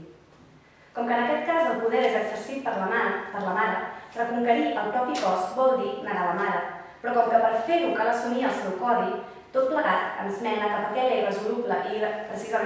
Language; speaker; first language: Catalan; native; Catalan